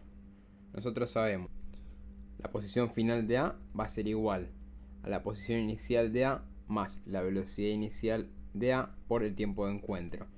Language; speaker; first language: Spanish; native; Spanish